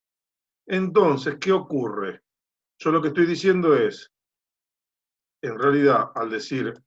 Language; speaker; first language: Spanish; native; Spanish